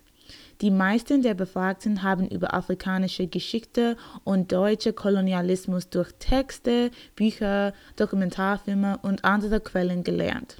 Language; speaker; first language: German; non-native, learner; English